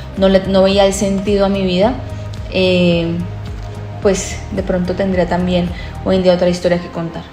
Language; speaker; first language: Spanish; native; Spanish